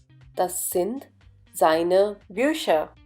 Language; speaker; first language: German; non-native, fluent; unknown